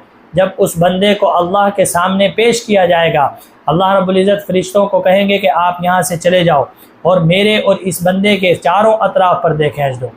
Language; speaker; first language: Urdu; native; Urdu